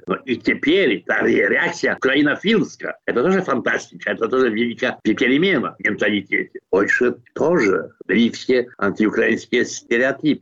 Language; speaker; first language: Russian; non-native, fluent; Polish